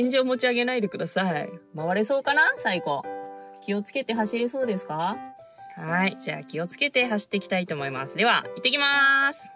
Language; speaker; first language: Japanese; native; Japanese